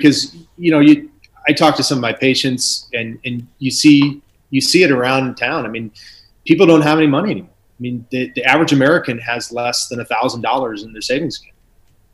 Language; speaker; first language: English; native; English